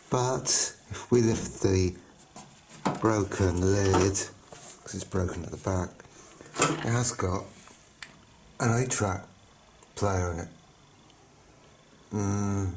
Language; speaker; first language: English; native; English